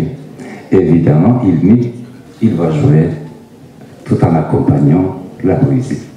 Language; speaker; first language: French; non-native, fluent; Turkish